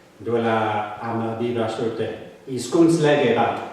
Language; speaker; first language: Basque; non-native, learner; English